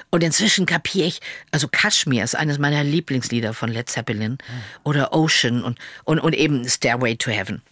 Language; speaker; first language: German; native; German